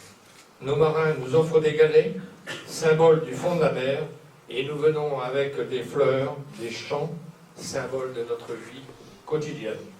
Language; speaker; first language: French; native; French